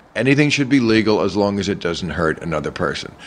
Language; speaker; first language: English; native; English